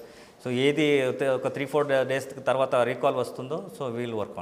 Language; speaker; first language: Telugu; non-native, learner; Kannada